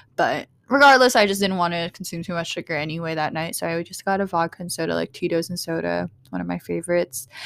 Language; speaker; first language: English; early bilingual, other home language; Vietnamese